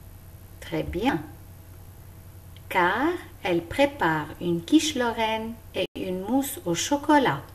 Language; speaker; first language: French; non-native, local second language; Arabic